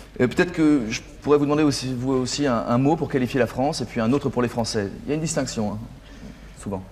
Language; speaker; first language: French; native; French